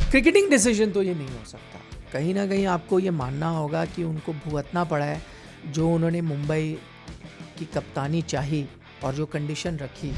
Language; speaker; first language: Hindi; non-native, local second language; Punjabi